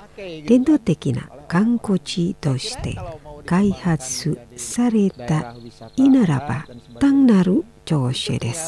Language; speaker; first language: Japanese; non-native, learner; Indonesian